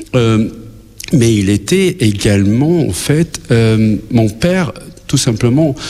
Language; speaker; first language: French; non-native, fluent; Albanian